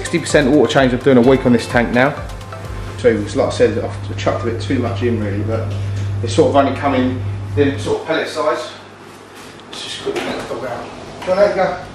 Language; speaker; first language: English; native; English